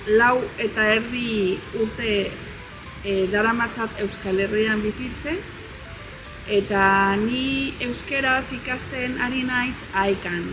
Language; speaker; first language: Basque; non-native, learner; Spanish